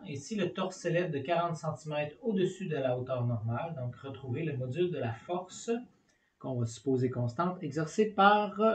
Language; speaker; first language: French; native; French